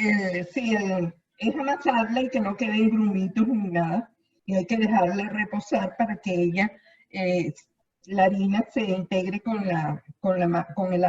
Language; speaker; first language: Spanish; native; Spanish